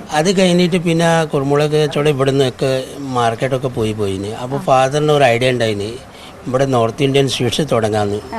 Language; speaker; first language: Malayalam; non-native, local second language; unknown